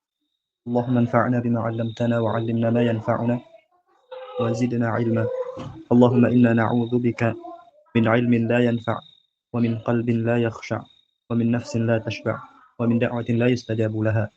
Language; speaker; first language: Arabic; non-native, fluent; Indonesian